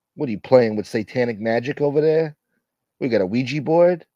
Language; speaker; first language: English; native; English